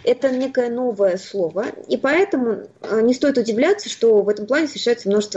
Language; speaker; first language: Russian; native; Russian